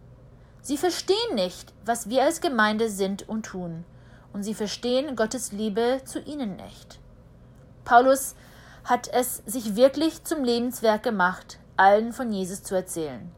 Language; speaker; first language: German; early bilingual, heritage; German